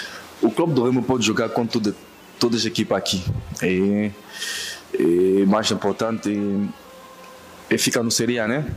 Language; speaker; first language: Portuguese; non-native, fluent; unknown